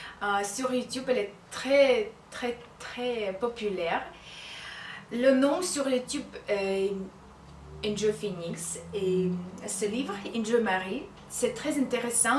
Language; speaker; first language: French; non-native, fluent; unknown